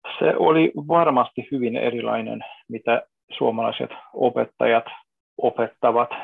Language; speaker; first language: Finnish; non-native, fluent; Hungarian